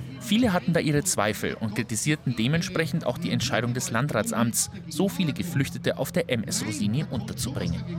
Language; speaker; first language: German; native; German